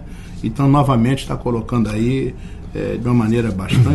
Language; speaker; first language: Portuguese; native; Portuguese